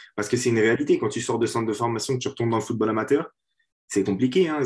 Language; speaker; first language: French; native; French